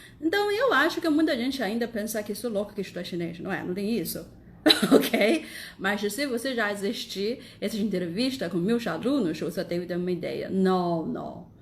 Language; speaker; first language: Portuguese; non-native, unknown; Chinese